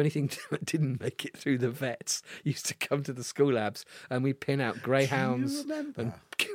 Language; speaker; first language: English; native; English